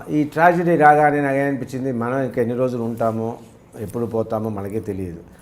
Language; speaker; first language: Telugu; native; Telugu